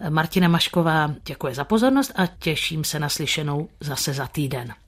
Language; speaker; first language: Czech; native; Czech